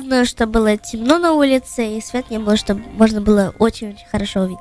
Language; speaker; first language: Russian; early bilingual, heritage; Russian